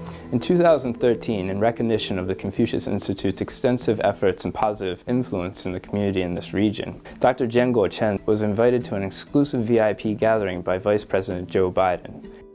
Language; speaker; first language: English; native; English